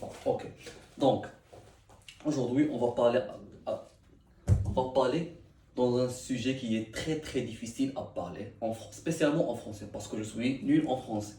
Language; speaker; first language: French; non-native, learner; Arabic